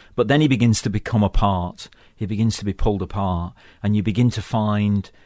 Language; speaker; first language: English; native; English